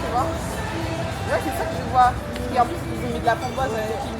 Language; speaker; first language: French; native; French